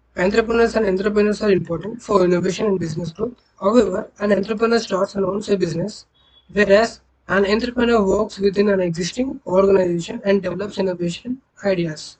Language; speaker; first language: English; non-native, local second language; Telugu